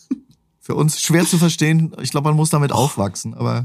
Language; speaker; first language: German; native; German